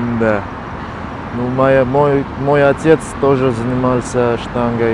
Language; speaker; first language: Russian; non-native, fluent; Armenian